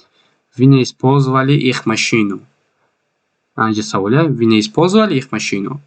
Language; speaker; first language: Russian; non-native, fluent; Tajik